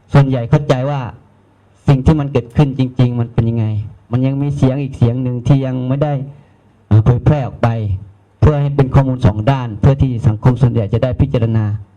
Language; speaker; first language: Thai; non-native, local second language; Malay